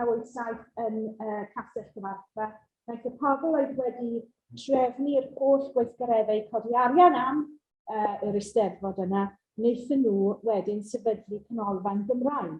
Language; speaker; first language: Welsh; non-native, local second language; English